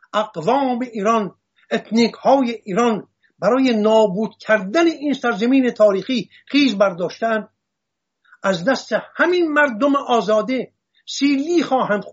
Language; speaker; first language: Persian; non-native, local second language; Assyrian Neo-Aramaic